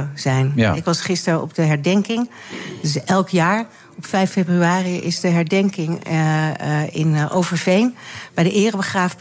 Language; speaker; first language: Dutch; native; Dutch